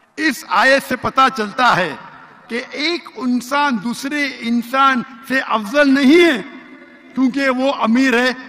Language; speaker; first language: Urdu; non-native, local second language; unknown